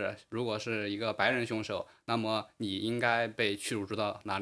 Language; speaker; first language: Chinese; native; Chinese